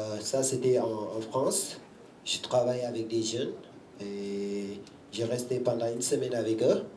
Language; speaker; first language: French; non-native, local second language; Wolof